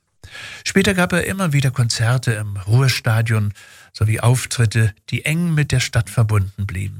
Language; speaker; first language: German; native; German